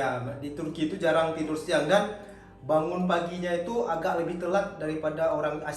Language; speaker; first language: Indonesian; native; Indonesian